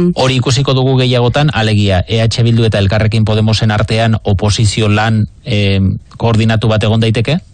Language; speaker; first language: Basque; native; Basque